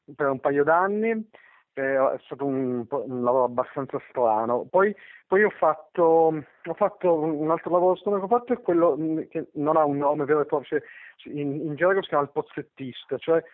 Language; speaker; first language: Italian; native; Italian